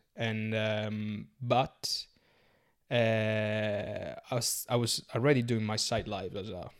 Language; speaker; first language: English; non-native, learner; Italian